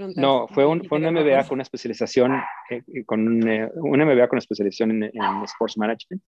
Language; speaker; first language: Spanish; native; Spanish